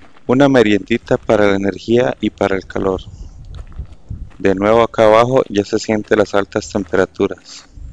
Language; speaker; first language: Spanish; native; Spanish